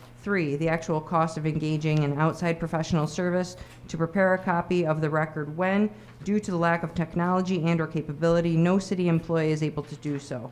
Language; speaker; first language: English; native; English